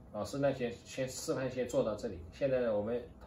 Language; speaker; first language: Chinese; native; Chinese